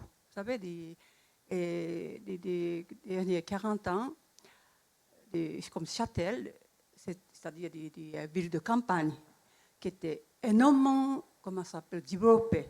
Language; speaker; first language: French; non-native, learner; Japanese